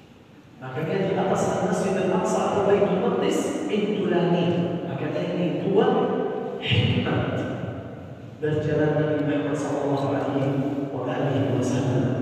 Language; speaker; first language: Indonesian; non-native, learner; Arabic